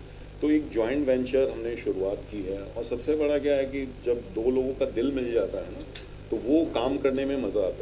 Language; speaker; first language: Hindi; native; Hindi